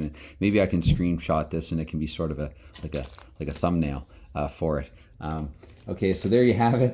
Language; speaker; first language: English; native; English